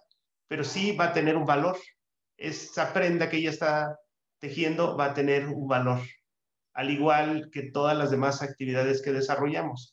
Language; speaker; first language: Spanish; native; Spanish